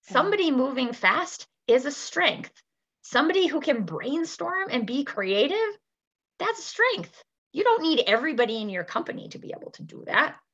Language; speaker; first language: English; native; English